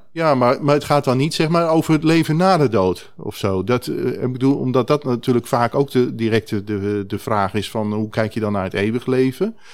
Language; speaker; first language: Dutch; native; Dutch